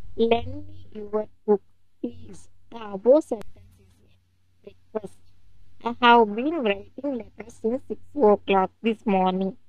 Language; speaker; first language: English; non-native, local second language; Telugu